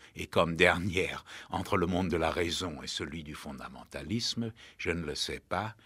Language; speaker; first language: French; native; French